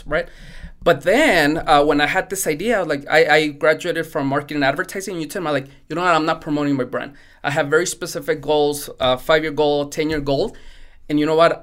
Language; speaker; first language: English; non-native, fluent; Spanish